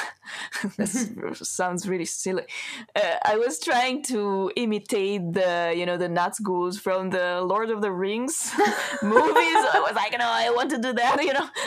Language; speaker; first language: English; non-native, fluent; Italian